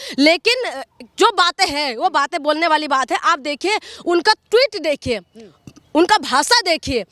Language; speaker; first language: Hindi; non-native, local second language; Assamese